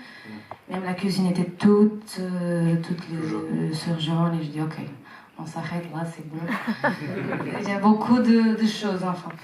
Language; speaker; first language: French; non-native, fluent; Portuguese